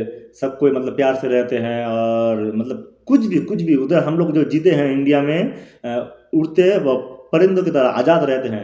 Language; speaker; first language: Hindi; non-native, local second language; Bangla